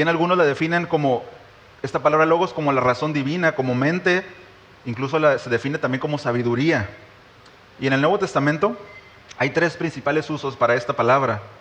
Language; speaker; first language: Spanish; native; Spanish